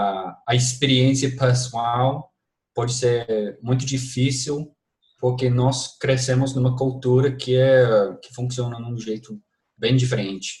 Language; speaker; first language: Portuguese; non-native, fluent; English